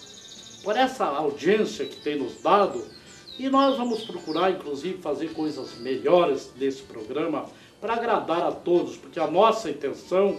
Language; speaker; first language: Portuguese; native; Portuguese